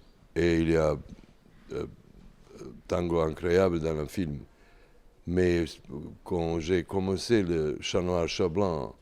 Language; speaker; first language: French; non-native, learner; Serbian